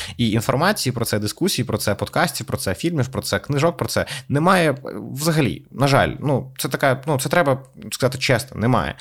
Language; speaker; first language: Ukrainian; non-native, local second language; Russian